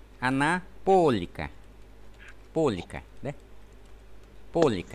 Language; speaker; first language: Russian; non-native, fluent; Vietnamese